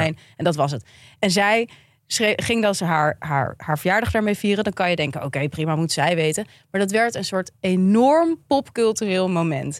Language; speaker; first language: Dutch; native; Dutch